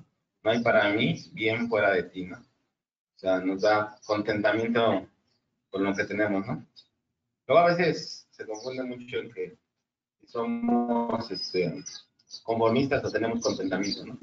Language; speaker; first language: Spanish; native; Spanish